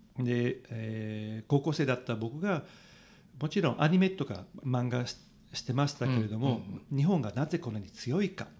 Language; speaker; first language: Japanese; non-native, fluent; Italian